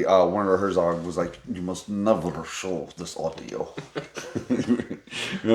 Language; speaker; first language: English; native; English